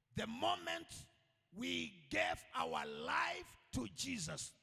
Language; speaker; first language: English; non-native, local second language; Swahili